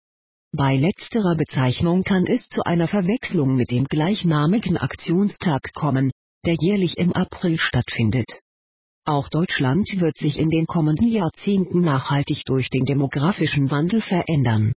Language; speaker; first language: German; native; German